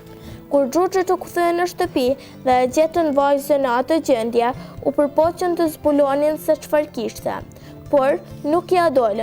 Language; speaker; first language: Albanian; native; Albanian